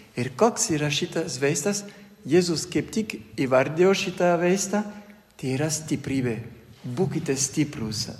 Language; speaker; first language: Lithuanian; non-native, fluent; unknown